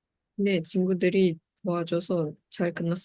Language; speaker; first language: Korean; non-native, learner; Malay